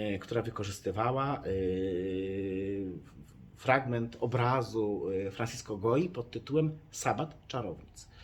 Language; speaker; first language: Polish; native; Polish